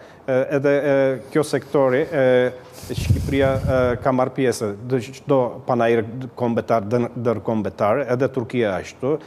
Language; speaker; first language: Albanian; early bilingual, heritage; Albanian